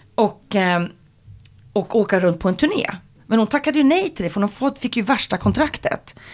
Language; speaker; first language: Swedish; native; Swedish